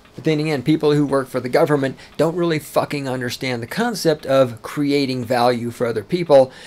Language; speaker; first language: English; native; English